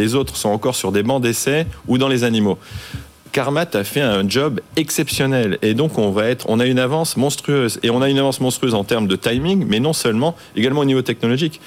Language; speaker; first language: French; native; French